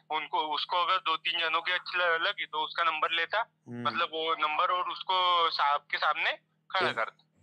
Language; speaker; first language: Hindi; non-native, local second language; Marathi